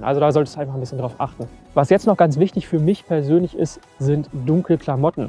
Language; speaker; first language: German; native; German